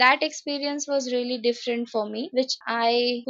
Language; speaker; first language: English; non-native, local second language; Marathi